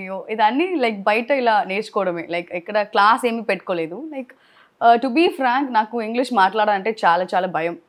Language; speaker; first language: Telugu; non-native, learner; Tamil